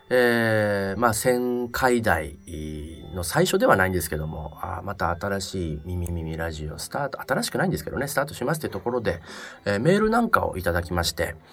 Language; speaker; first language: Japanese; native; Japanese